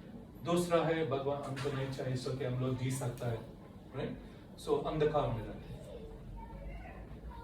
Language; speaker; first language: Hindi; non-native, local second language; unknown